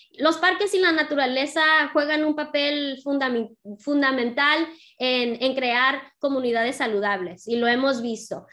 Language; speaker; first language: Spanish; early bilingual, heritage; Spanish